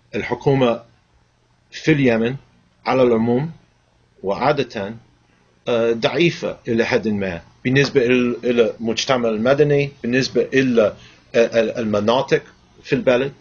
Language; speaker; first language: Arabic; non-native, fluent; English